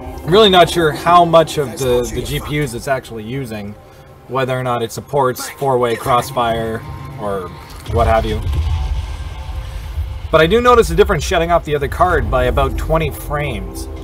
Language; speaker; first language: English; native; English